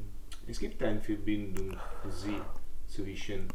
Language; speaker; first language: German; non-native, learner; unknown